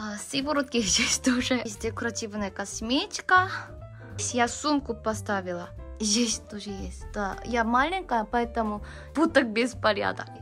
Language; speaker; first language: Russian; non-native, learner; Korean